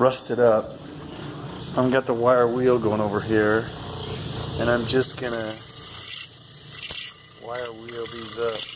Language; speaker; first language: English; native; English